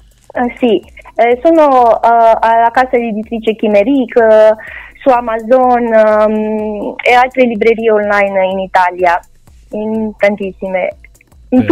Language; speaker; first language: Italian; non-native, learner; Romanian